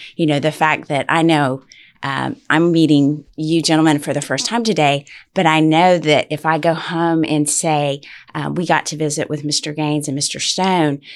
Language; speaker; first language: English; native; English